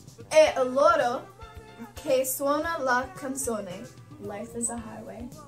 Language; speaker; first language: Italian; non-native, learner; English